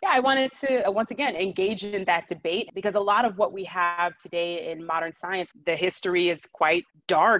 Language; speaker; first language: English; native; English